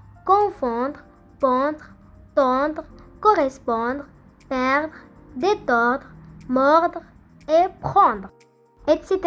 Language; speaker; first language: French; non-native, fluent; Arabic